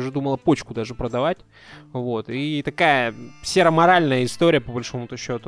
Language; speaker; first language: Russian; native; Russian